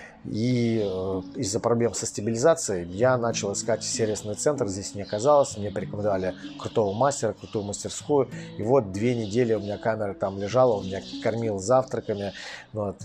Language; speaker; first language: Russian; native; Russian